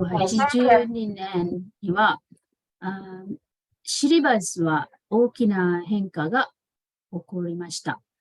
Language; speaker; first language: Japanese; non-native, fluent; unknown